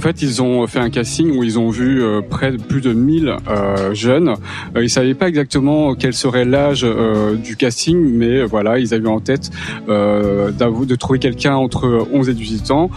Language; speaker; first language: French; native; French